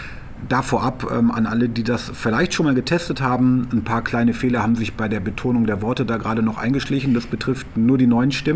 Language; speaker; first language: German; native; German